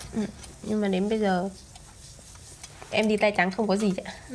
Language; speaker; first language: Vietnamese; native; Vietnamese